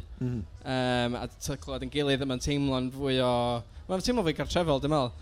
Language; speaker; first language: Welsh; native; Welsh